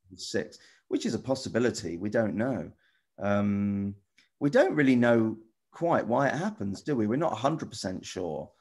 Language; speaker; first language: English; native; English